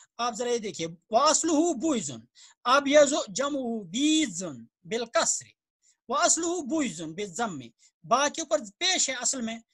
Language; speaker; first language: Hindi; non-native, local second language; Kashmiri